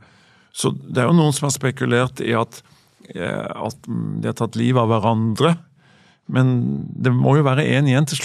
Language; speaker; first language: Norwegian; native; Norwegian